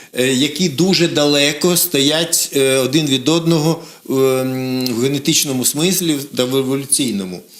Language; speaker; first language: Ukrainian; non-native, local second language; Russian